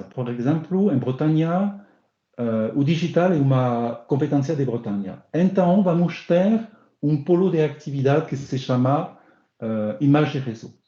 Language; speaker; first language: Portuguese; non-native, learner; French